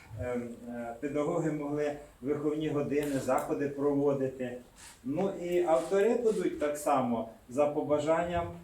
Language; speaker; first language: Ukrainian; native; Ukrainian